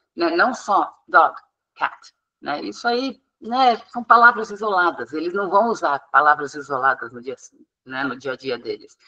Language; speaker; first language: Portuguese; non-native, fluent; English